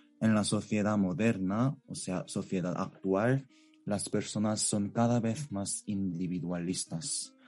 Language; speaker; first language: Spanish; non-native, fluent; Korean